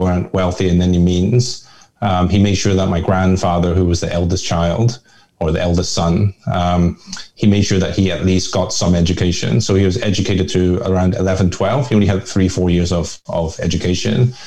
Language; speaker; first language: English; non-native, local second language; Hakka Chinese